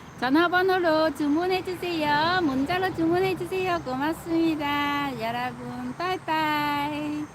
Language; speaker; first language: Korean; non-native, fluent; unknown